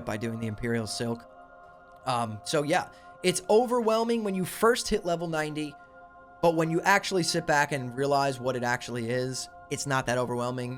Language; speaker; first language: English; native; English